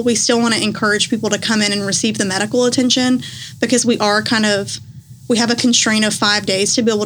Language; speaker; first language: English; native; English